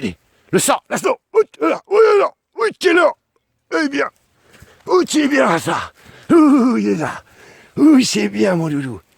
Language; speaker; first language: French; native; French